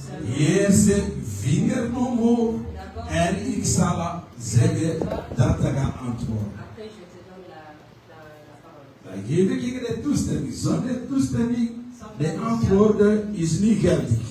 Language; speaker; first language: Dutch; non-native, learner; French